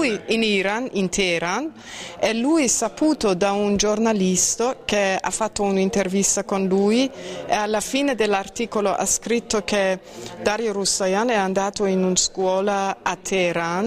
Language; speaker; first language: Italian; non-native, fluent; Persian